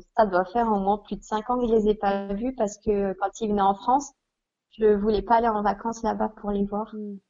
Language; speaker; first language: French; native; French